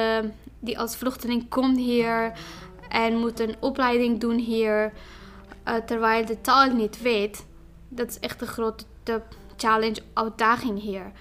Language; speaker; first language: Dutch; non-native, fluent; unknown